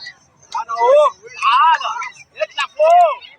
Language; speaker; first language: Arabic; native; Arabic